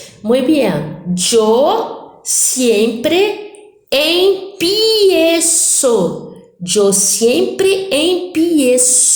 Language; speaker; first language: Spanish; non-native, fluent; Portuguese